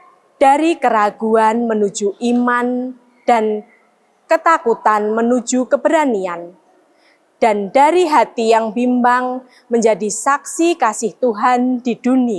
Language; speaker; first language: Indonesian; native; Indonesian